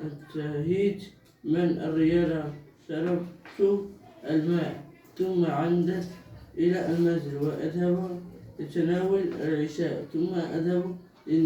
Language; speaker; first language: Arabic; early bilingual, heritage; Arabic